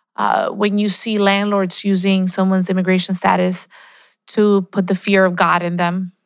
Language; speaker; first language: English; early bilingual, other home language; Spanish